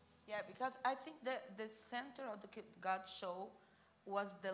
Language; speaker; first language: English; non-native, learner; Portuguese